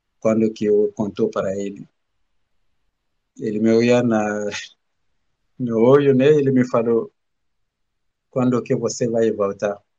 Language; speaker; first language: Portuguese; non-native, learner; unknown